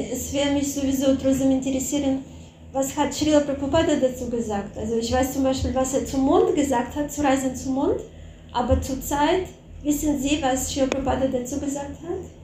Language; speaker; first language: German; non-native, fluent; Russian